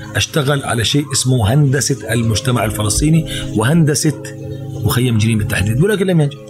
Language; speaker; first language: Arabic; native; Arabic